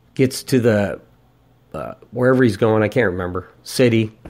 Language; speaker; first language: English; native; English